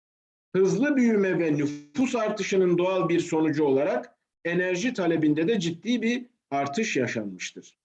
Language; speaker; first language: Turkish; native; Turkish